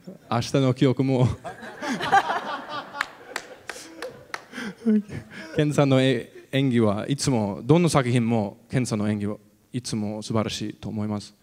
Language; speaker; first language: Japanese; non-native, learner; English